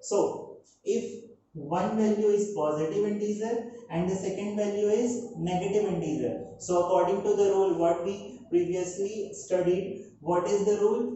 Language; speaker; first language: English; non-native, local second language; Hindi